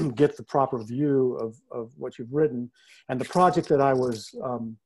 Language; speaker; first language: English; native; English